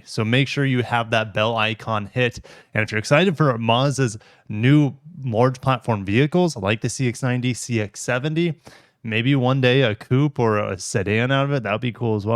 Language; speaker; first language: English; native; English